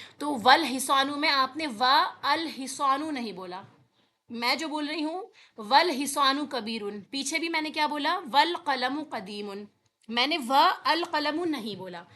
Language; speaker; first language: Urdu; native; Urdu